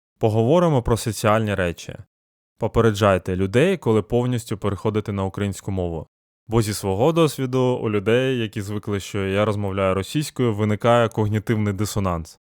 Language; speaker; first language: Ukrainian; non-native, local second language; Russian